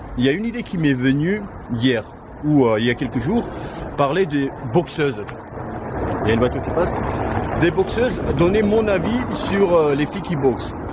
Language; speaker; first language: French; non-native, fluent; Georgian